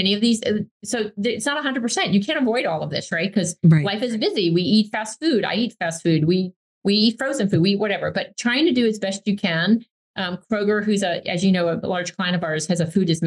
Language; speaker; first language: English; native; English